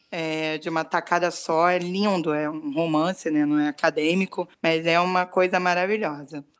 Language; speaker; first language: Portuguese; native; Portuguese